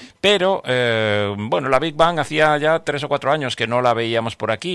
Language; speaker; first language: Spanish; native; Spanish